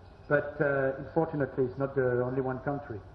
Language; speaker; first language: English; non-native, learner; French